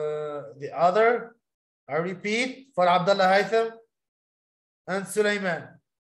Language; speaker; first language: English; non-native, fluent; Arabic